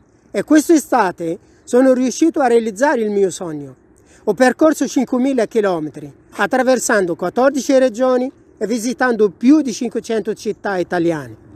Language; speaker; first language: Italian; non-native, fluent; Arabic